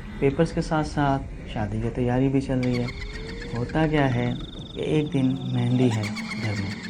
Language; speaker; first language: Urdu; non-native, local second language; Punjabi